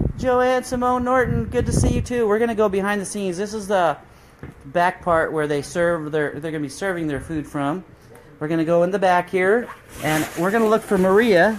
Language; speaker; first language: English; native; English